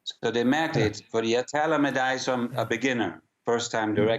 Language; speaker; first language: Danish; early bilingual, heritage; English